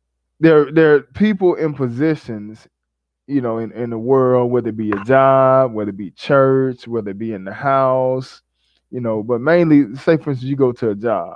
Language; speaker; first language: English; native; English